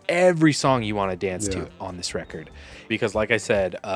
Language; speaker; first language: English; native; English